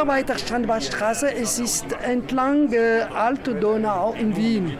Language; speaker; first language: German; non-native, learner; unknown